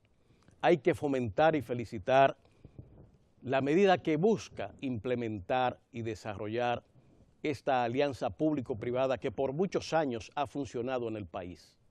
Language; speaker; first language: Spanish; native; Spanish